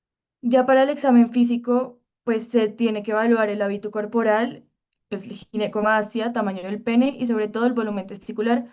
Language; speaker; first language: Spanish; native; Spanish